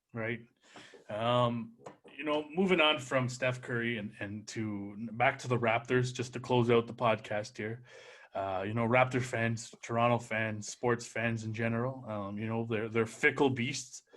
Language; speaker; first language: English; native; English